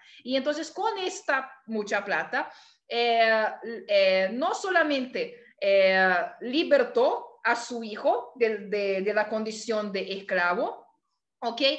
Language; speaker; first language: Spanish; non-native, fluent; Portuguese